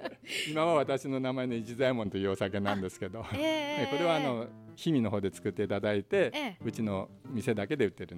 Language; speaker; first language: Japanese; native; Japanese